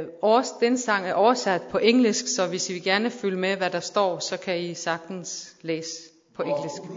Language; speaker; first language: Danish; non-native, fluent; Persian